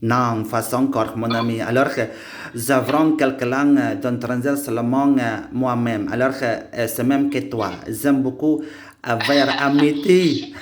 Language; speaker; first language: French; non-native, learner; Indonesian